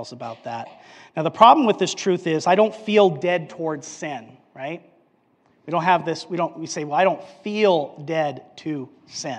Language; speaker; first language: English; native; English